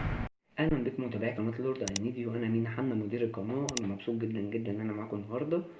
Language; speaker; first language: Arabic; native; Arabic